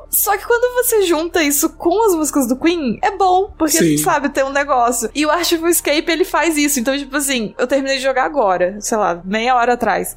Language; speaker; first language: Portuguese; native; Portuguese